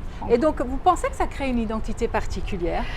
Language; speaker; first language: French; native; French